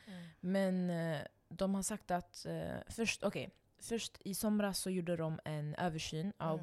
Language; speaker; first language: Swedish; non-native, local second language; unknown